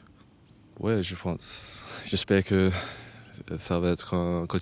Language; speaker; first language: French; non-native, fluent; English